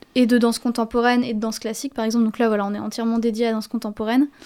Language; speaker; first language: French; native; French